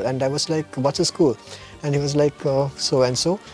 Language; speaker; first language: English; non-native, local second language; Sinhala